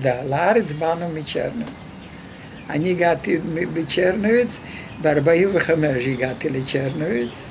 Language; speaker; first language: Hebrew; non-native, fluent; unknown